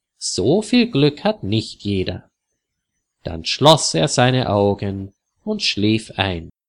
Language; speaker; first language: German; native; German